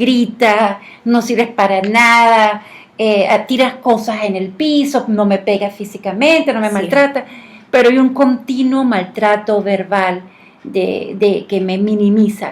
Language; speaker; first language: Spanish; native; Spanish